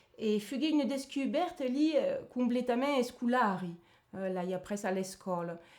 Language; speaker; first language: Occitan; non-native, local second language; French